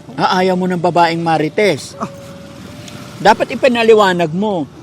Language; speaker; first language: Filipino; native; Filipino